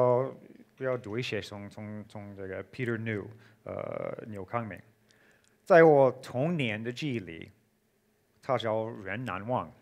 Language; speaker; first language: Chinese; non-native, fluent; English